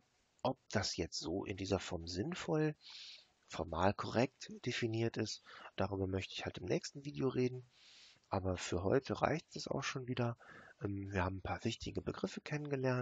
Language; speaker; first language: German; native; German